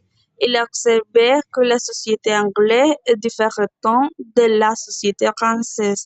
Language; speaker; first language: French; non-native, learner; Spanish